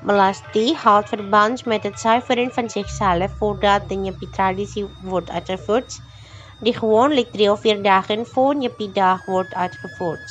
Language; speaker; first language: Dutch; non-native, fluent; Indonesian